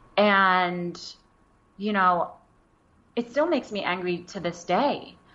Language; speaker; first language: English; early bilingual, other home language; Wu Chinese